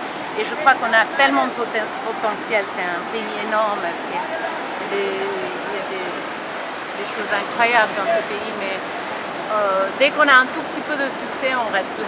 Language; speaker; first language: French; early bilingual, heritage; French